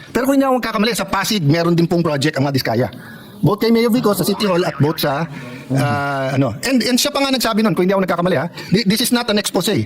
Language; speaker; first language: Filipino; native; Filipino